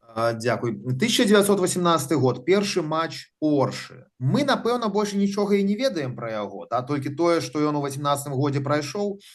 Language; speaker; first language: Belarusian; native; Belarusian